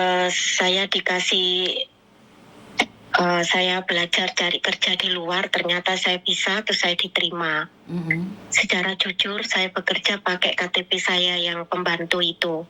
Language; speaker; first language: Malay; non-native, local second language; Javanese